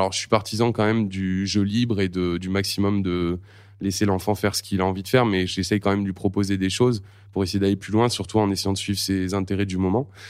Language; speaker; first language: French; native; French